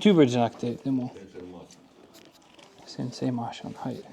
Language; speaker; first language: Japanese; non-native, learner; English